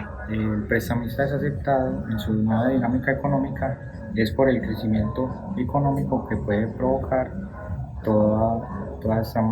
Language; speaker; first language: Spanish; native; Spanish